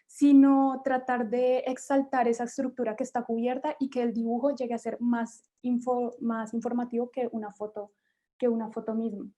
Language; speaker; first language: Spanish; native; Spanish